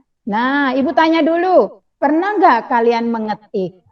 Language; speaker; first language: Indonesian; native; Indonesian